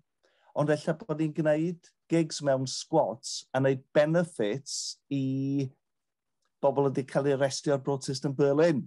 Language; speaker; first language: Welsh; native; Welsh